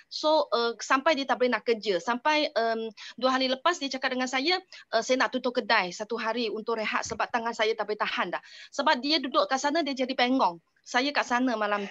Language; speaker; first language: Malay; non-native, local second language; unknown